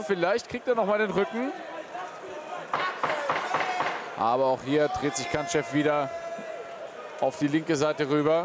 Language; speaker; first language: German; native; German